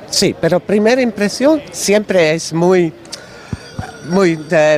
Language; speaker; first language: Spanish; non-native, learner; Dutch